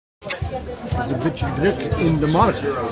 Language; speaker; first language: Dutch; non-native, learner; English